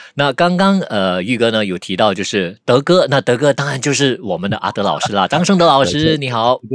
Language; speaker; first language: Chinese; non-native, local second language; Hakka Chinese